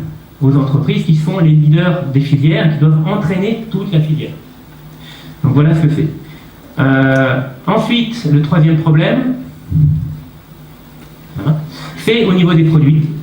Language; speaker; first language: French; native; French